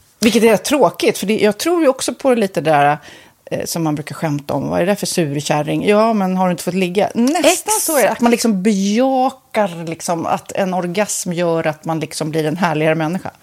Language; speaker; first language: Swedish; native; Swedish